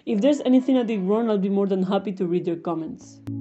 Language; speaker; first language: English; non-native, fluent; Spanish